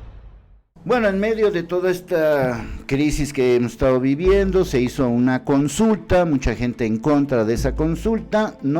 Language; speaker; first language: Spanish; native; Spanish